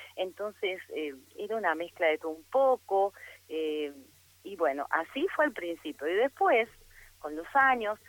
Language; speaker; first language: Spanish; native; Spanish